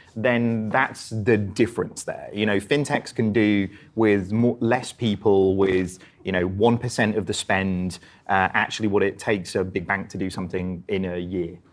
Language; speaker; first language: English; native; English